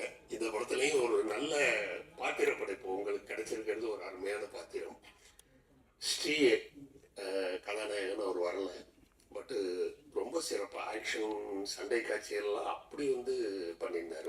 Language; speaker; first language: Tamil; native; Tamil